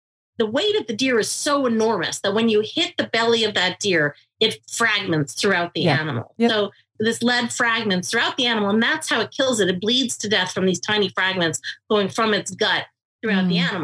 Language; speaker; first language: English; native; English